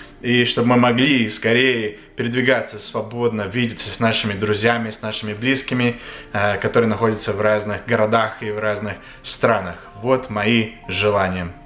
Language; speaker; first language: Russian; non-native, fluent; English